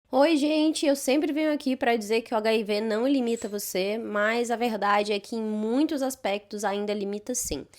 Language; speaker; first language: Portuguese; native; Portuguese